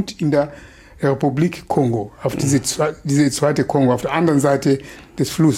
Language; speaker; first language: German; non-native, fluent; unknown